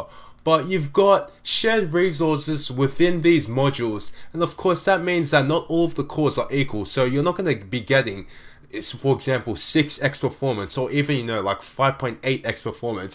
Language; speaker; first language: English; native; English